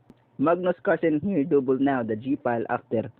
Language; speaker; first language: English; non-native, local second language; Filipino